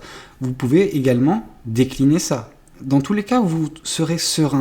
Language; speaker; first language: French; native; French